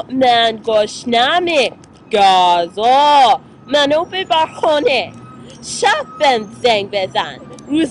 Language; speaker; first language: Persian; non-native, learner; English